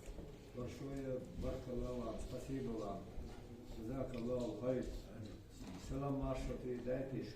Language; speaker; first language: Russian; non-native, local second language; Ingush